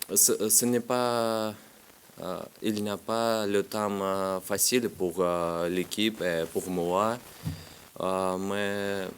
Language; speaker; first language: French; non-native, learner; Russian